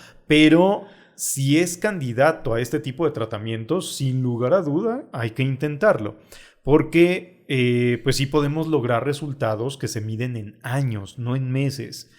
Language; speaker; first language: Spanish; native; Spanish